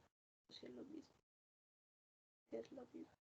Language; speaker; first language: Spanish; native; Spanish